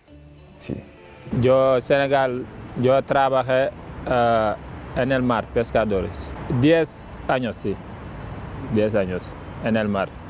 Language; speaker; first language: Spanish; non-native, learner; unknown